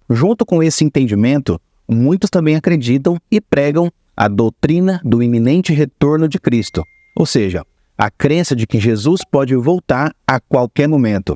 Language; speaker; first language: Portuguese; native; Portuguese